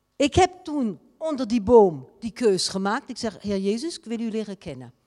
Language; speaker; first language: Dutch; non-native, fluent; French